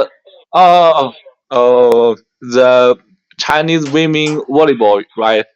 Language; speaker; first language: English; non-native, learner; Chinese